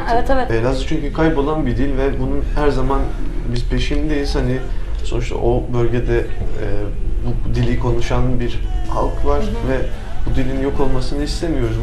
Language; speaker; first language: Turkish; non-native, local second language; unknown